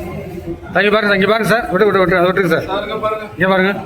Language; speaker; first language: Tamil; native; Tamil